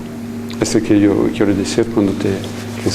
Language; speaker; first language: Spanish; non-native, fluent; French